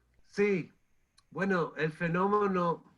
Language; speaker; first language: Spanish; non-native, fluent; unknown